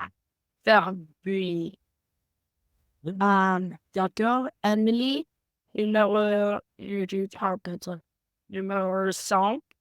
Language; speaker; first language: French; non-native, learner; Spanish